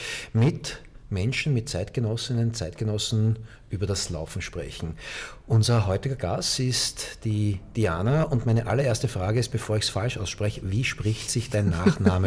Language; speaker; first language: German; native; German